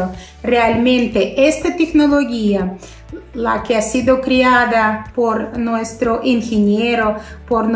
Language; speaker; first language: Spanish; non-native, fluent; Russian